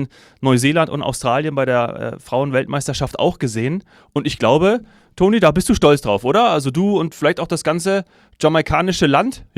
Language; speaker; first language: German; native; German